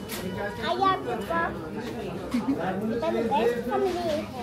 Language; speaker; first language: Dutch; non-native, learner; Filipino